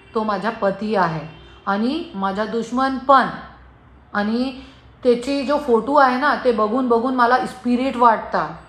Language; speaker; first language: Marathi; non-native, local second language; Hindi